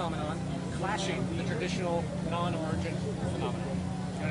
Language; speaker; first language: English; native; English